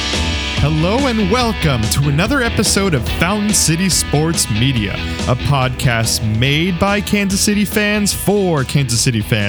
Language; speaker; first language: English; native; English